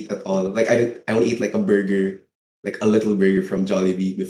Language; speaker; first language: English; non-native, local second language; Filipino